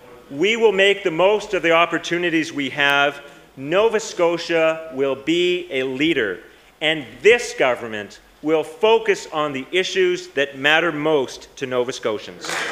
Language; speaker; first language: English; native; English